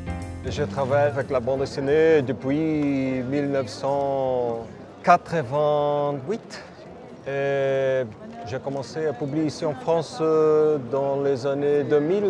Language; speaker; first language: French; non-native, fluent; Portuguese